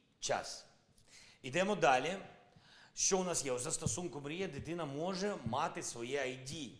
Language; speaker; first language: Ukrainian; non-native, local second language; Russian